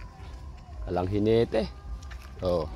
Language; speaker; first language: Filipino; native; Filipino